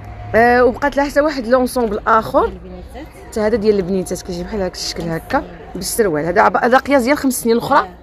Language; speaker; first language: Arabic; native; Arabic